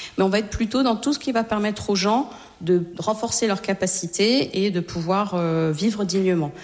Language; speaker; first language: French; native; French